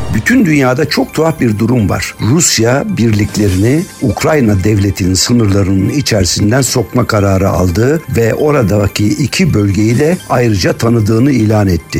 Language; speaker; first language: Turkish; native; Turkish